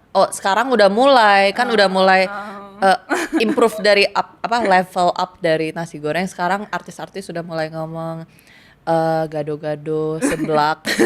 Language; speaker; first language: Indonesian; early bilingual, other home language; Korean